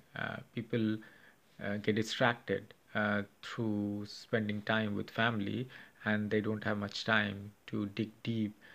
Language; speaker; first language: English; non-native, local second language; Hindi